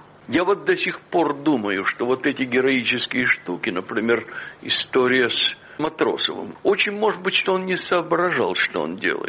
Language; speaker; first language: Russian; native; Russian